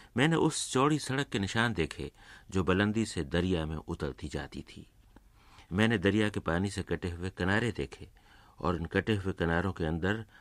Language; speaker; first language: Urdu; native; Urdu